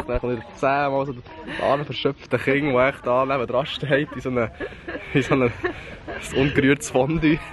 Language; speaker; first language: German; native; German